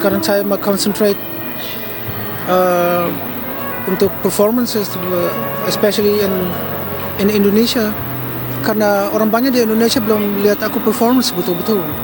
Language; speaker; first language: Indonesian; early bilingual, heritage; Indonesian